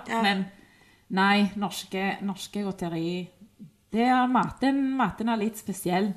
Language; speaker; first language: Norwegian; non-native, fluent; Spanish